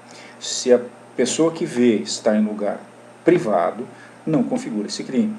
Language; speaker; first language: Portuguese; native; Portuguese